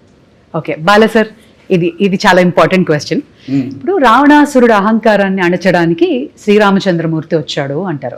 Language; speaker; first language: Telugu; native; Telugu